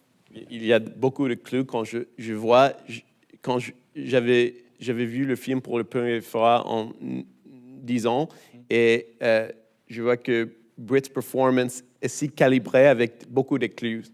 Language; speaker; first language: French; non-native, learner; English